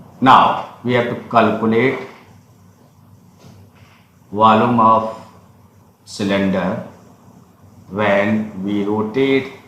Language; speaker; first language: English; non-native, local second language; Hindi